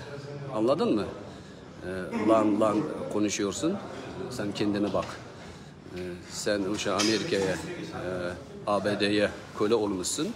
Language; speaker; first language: Turkish; non-native, learner; Uzbek